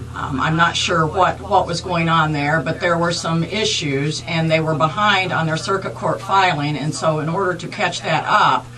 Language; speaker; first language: English; native; English